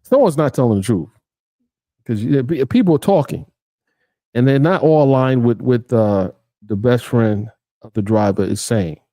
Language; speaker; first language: English; native; English